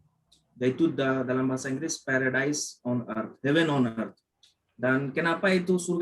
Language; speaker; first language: Indonesian; non-native, fluent; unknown